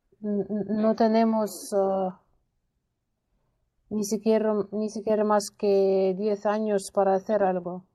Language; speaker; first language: Spanish; non-native, learner; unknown